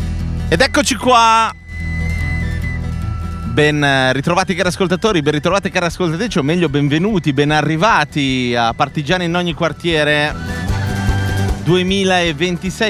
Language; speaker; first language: Italian; native; Italian